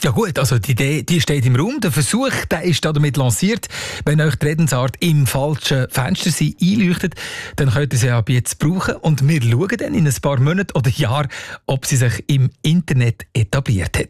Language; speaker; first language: German; native; German